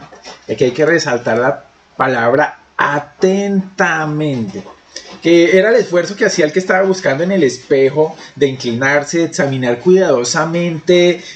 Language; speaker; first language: Spanish; native; Spanish